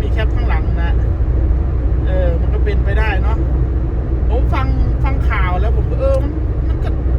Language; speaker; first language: Thai; non-native, local second language; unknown